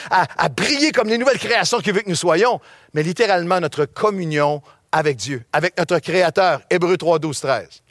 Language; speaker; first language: French; native; French